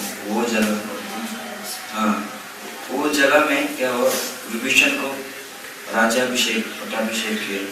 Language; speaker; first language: Hindi; non-native, local second language; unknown